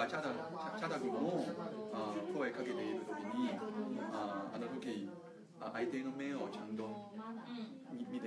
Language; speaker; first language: Japanese; non-native, learner; Thai